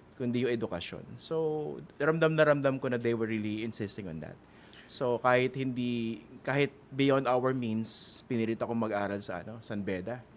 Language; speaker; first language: Filipino; native; Filipino